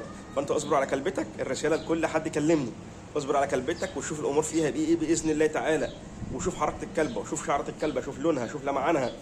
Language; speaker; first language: Arabic; native; Arabic